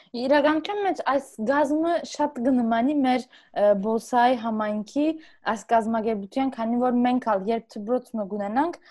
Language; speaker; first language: Armenian; early bilingual, heritage; Armenian